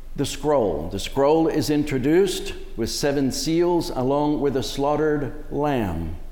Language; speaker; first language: English; early bilingual, other home language; Spanish